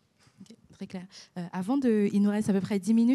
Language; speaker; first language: French; native; French